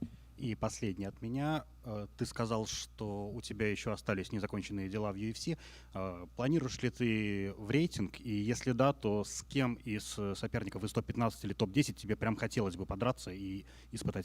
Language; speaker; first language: Russian; native; Russian